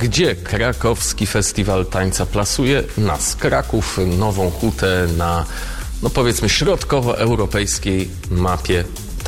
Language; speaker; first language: Polish; native; Polish